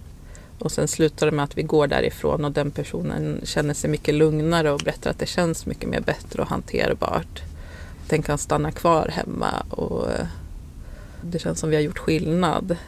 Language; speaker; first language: Swedish; native; Swedish